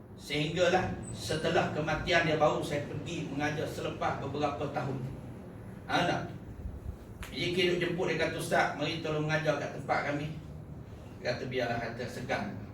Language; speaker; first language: Malay; native; Malay